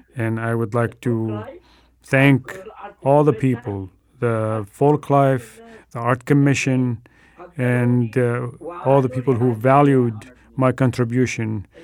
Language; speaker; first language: English; non-native, fluent; Arabic